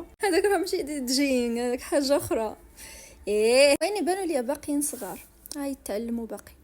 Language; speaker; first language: Arabic; native; Arabic